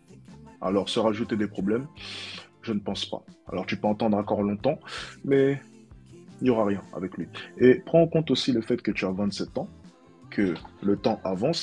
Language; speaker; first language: French; native; French